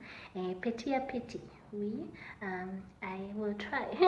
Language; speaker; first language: French; non-native, learner; Southern Sotho